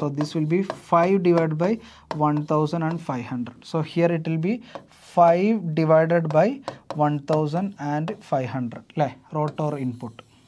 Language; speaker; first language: English; non-native, local second language; Malayalam